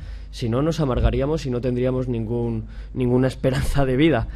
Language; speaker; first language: Spanish; native; Spanish